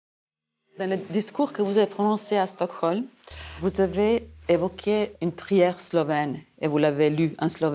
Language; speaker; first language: French; non-native, fluent; Serbian